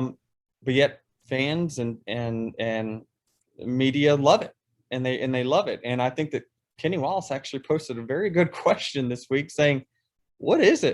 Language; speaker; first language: English; native; English